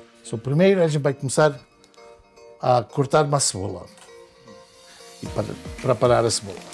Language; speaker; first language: Portuguese; early bilingual, heritage; Portuguese